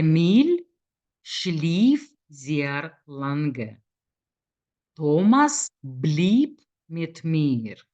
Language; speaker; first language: German; non-native, fluent; Lithuanian